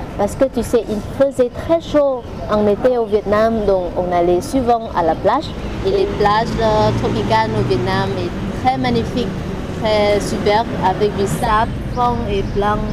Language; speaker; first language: French; non-native, fluent; Vietnamese